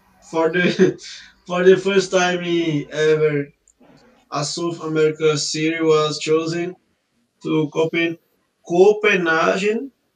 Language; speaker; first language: English; non-native, learner; Portuguese